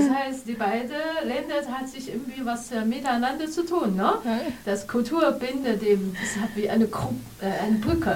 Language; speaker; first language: German; non-native, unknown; Chinese